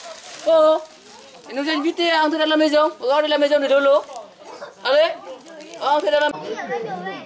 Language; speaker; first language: French; non-native, learner; Vietnamese